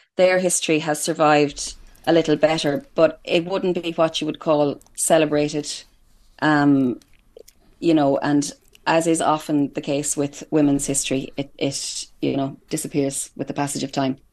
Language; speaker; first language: English; native; English